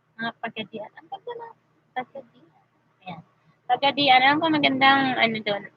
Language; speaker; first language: Filipino; non-native, local second language; Masbatenyo